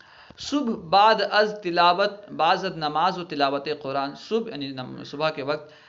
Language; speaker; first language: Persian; non-native, fluent; Urdu